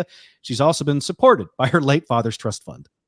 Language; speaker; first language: English; native; English